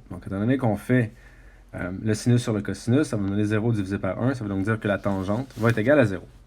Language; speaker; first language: French; native; French